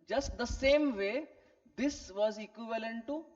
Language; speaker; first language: English; non-native, local second language; Marathi